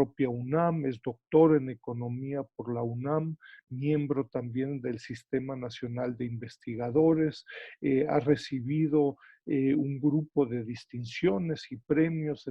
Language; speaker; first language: Spanish; native; Spanish